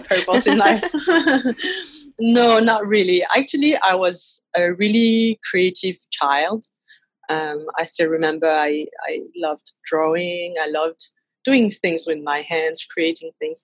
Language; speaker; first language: English; non-native, fluent; French